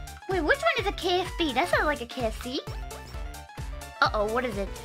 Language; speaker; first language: English; non-native, fluent; Japanese